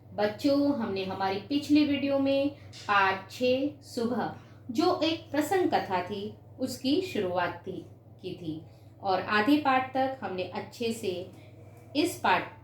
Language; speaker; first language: Hindi; non-native, local second language; Gujarati